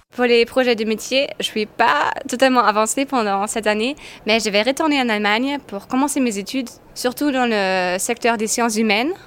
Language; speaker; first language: French; non-native, fluent; German